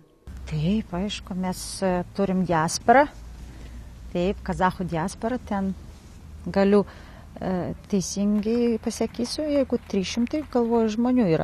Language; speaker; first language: Lithuanian; non-native, learner; Kazakh